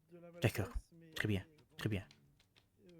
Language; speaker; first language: French; native; French